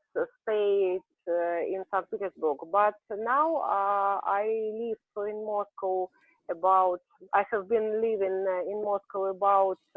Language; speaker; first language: English; non-native, learner; Russian